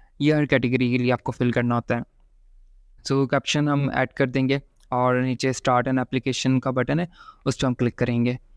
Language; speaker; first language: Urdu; native; Urdu